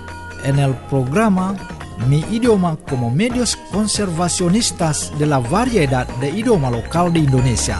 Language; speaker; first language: Spanish; non-native, fluent; Indonesian